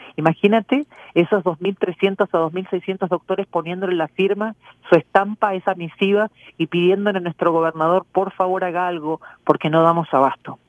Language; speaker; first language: Spanish; native; Spanish